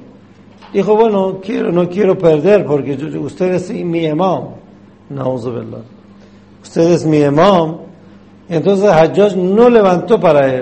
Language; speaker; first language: Spanish; non-native, fluent; Persian